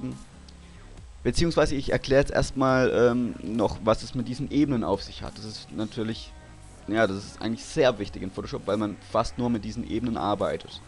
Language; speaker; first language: German; native; German